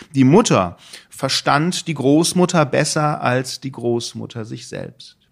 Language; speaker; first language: German; native; German